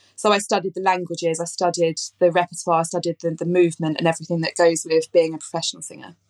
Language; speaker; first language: English; native; English